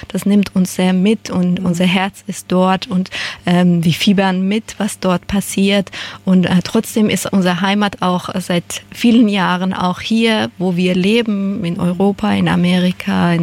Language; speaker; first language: German; non-native, fluent; Persian